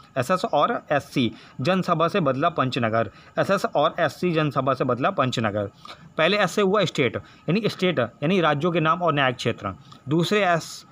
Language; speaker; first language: Hindi; native; Hindi